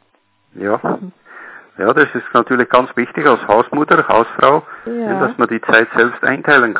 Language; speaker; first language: German; native; German